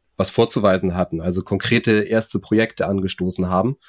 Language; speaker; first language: German; native; German